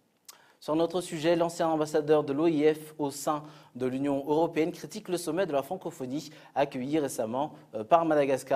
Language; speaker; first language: French; non-native, local second language; Malagasy